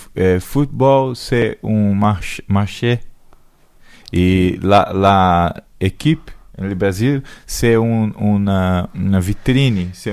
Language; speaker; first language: French; non-native, learner; Portuguese